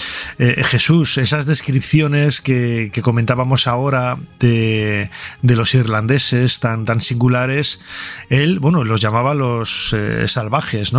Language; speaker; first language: Spanish; native; Spanish